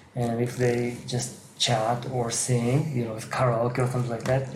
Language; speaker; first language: English; non-native, fluent; Japanese